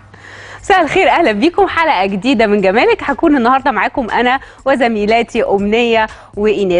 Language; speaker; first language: Arabic; native; Arabic